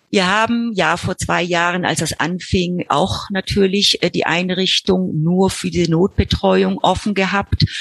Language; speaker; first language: German; early bilingual, heritage; Spanish